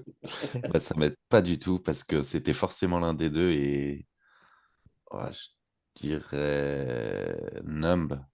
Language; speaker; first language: French; native; French